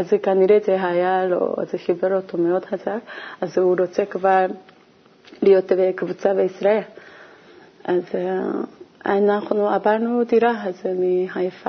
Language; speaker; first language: Hebrew; non-native, learner; Korean